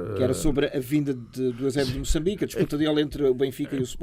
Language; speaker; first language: Portuguese; native; Portuguese